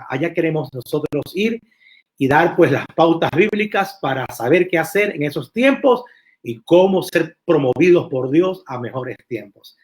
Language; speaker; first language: Spanish; native; Spanish